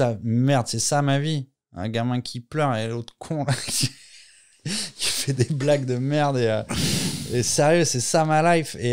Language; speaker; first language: French; native; French